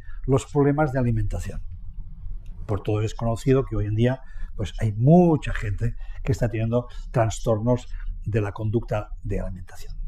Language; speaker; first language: Spanish; native; Spanish